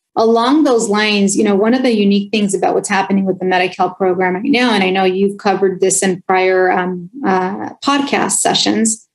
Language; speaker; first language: English; early bilingual, other home language; Spanish